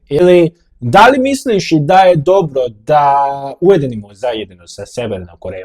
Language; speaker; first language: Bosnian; non-native, fluent; Korean